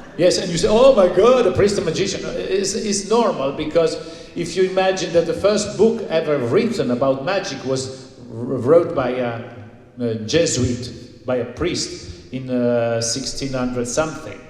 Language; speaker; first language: English; non-native, fluent; Italian